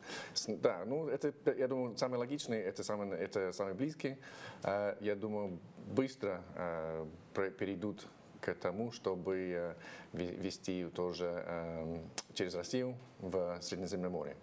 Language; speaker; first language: Russian; non-native, fluent; English